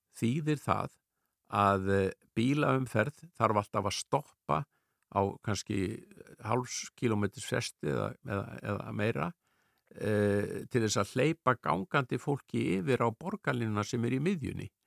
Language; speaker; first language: Icelandic; native; Icelandic